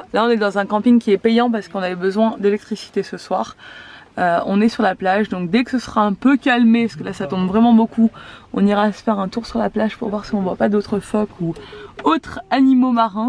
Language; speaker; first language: French; native; French